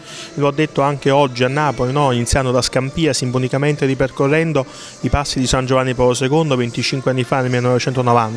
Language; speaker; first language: Italian; native; Italian